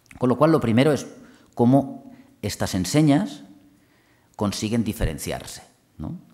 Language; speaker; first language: Spanish; non-native, local second language; Catalan